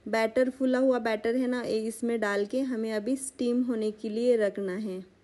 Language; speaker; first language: Hindi; non-native, local second language; Marathi